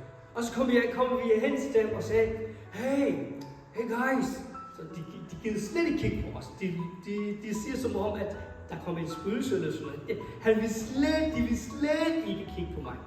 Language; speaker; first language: Danish; non-native, fluent; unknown